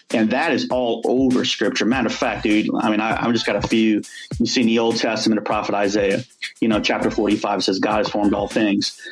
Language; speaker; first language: English; native; English